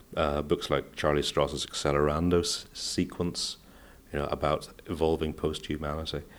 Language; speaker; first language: English; native; English